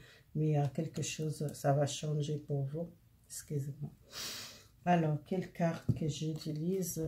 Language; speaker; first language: French; non-native, learner; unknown